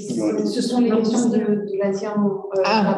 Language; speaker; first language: French; non-native, fluent; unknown